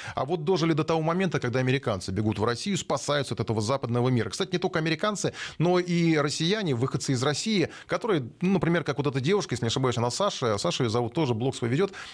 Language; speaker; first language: Russian; native; Russian